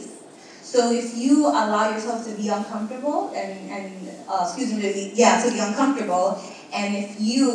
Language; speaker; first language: English; early bilingual, other home language; Spanish